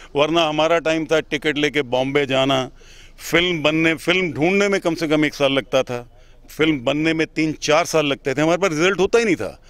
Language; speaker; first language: Hindi; native; Hindi